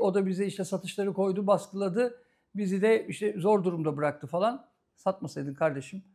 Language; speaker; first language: Turkish; native; Turkish